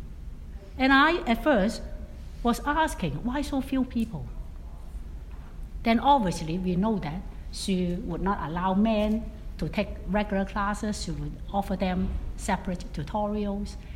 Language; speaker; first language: English; non-native, local second language; Cantonese